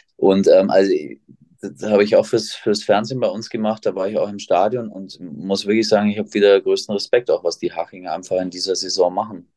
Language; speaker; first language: German; native; German